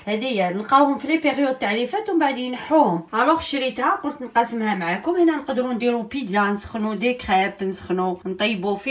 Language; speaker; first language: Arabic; native; Arabic